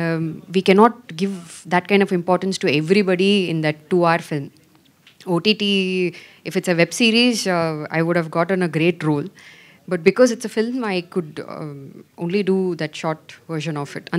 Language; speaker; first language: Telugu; non-native, fluent; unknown